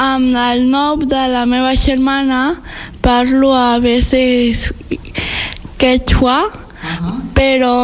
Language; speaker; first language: Catalan; non-native, learner; Spanish